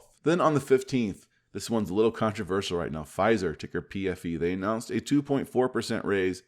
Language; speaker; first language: English; native; English